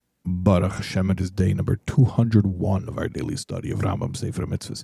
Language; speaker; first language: English; native; English